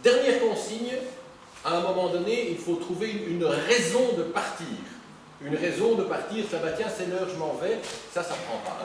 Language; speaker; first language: French; native; French